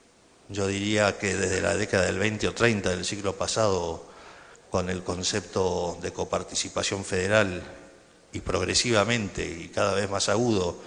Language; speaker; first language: Spanish; native; Spanish